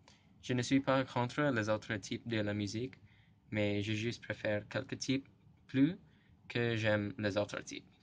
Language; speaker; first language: French; non-native, learner; English